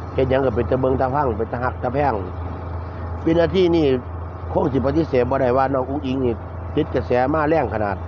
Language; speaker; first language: Thai; native; Thai